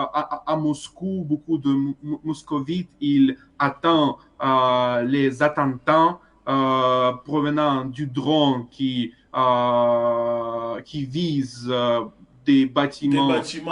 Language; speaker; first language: French; non-native, fluent; Russian